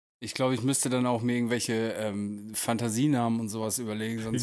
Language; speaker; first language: German; native; German